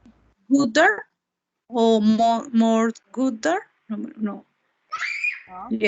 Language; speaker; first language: English; non-native, learner; Spanish